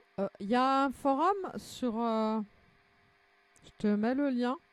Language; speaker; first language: French; native; French